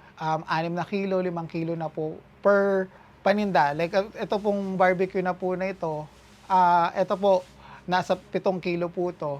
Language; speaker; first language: Filipino; native; Filipino